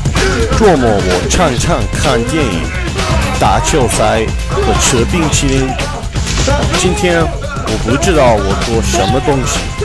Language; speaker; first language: Chinese; non-native, learner; English